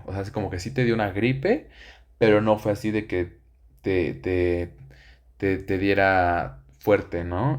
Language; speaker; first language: Spanish; native; Spanish